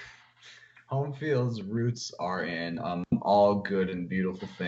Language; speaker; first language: English; native; English